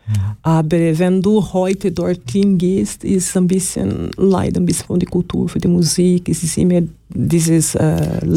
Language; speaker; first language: German; non-native, learner; Portuguese